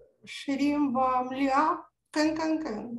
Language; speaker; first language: Hebrew; non-native, learner; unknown